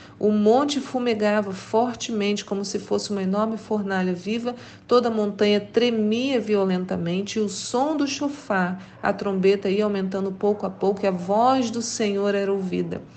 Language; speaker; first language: Portuguese; native; Portuguese